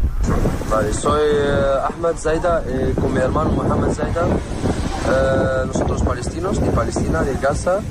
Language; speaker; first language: Spanish; non-native, learner; Arabic